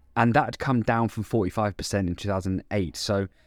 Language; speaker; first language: English; native; English